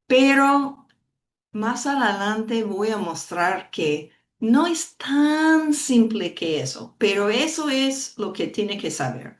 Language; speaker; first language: Spanish; non-native, fluent; English